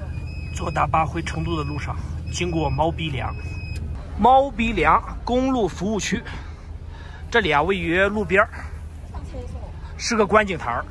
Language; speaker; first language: Chinese; native; Chinese